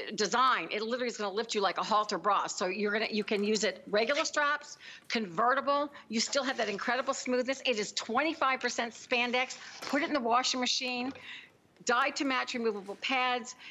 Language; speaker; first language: English; native; English